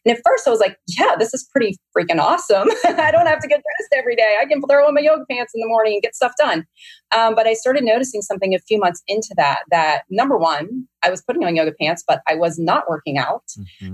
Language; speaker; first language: English; native; English